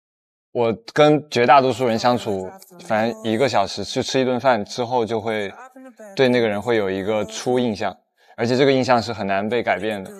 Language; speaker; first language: Chinese; native; Chinese